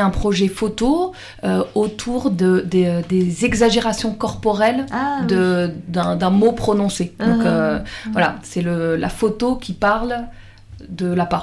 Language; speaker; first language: French; native; French